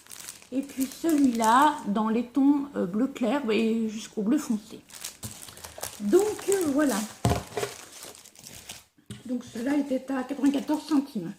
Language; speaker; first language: French; native; French